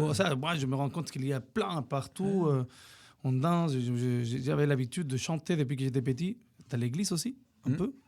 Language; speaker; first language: French; non-native, fluent; Spanish